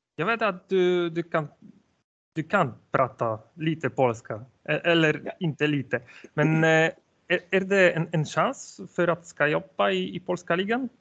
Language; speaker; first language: Swedish; non-native, learner; Polish